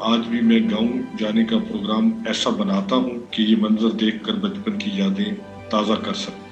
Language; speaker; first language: Urdu; non-native, local second language; Punjabi